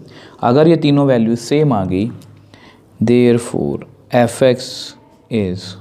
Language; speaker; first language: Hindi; native; Hindi